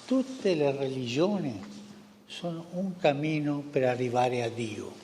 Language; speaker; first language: Italian; non-native, fluent; Spanish